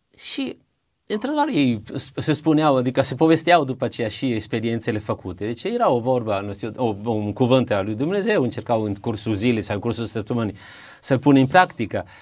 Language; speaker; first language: Romanian; non-native, fluent; Italian